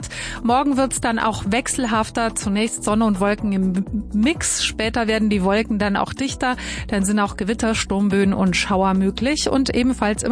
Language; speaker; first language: German; native; German